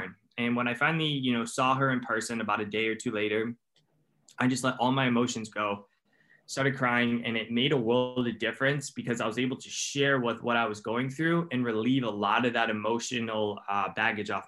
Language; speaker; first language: English; native; English